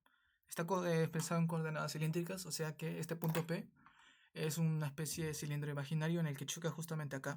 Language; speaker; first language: Spanish; native; Spanish